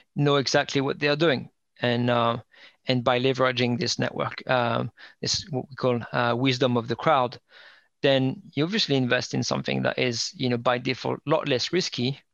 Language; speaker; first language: English; non-native, fluent; French